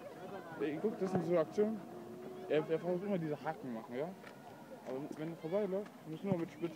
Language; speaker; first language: German; native; German